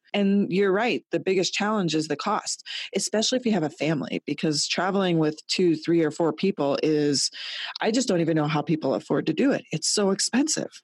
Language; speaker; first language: English; native; English